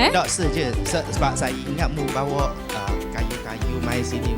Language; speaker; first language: Malay; native; Malay